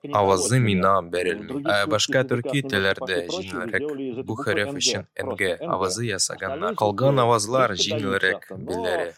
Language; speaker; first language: Tatar; non-native, learner; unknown